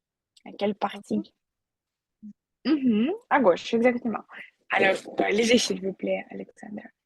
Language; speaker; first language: French; non-native, fluent; Russian